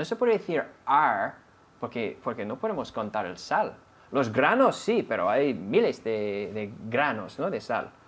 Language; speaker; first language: Spanish; non-native, fluent; English